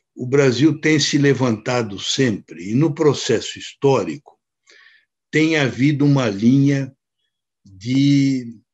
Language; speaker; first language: Portuguese; native; Portuguese